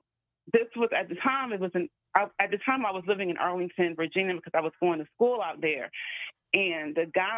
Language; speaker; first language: English; native; English